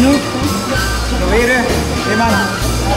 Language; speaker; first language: Dutch; non-native, fluent; Spanish